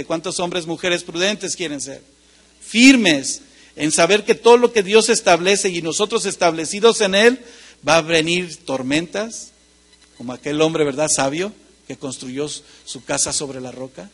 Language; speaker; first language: Spanish; native; Spanish